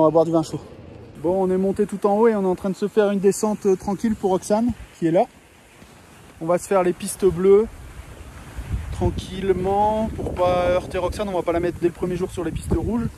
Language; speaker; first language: French; native; French